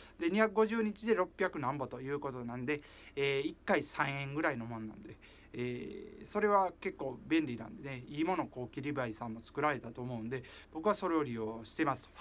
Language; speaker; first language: Japanese; native; Japanese